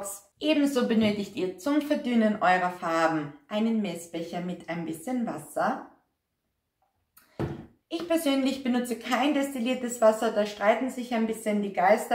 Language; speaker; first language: German; native; German